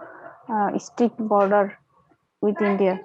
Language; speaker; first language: English; non-native, learner; Bangla